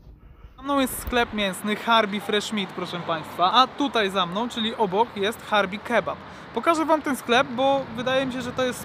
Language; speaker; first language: Polish; native; Polish